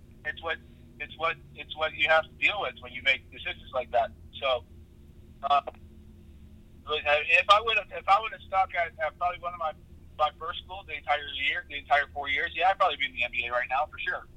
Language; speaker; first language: English; native; English